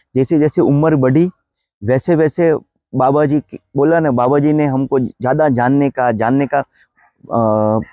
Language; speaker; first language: Hindi; non-native, local second language; Gujarati